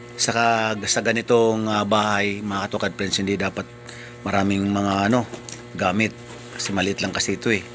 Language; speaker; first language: Filipino; native; Filipino